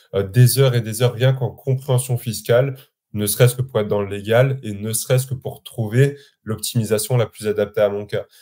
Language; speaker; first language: French; native; French